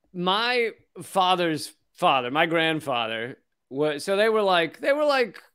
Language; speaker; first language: English; native; English